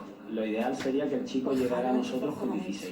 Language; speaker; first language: Spanish; native; Spanish